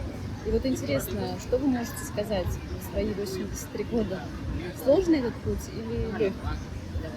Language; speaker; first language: Russian; native; Russian